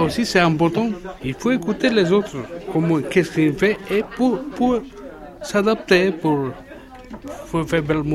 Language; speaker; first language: French; non-native, learner; Romany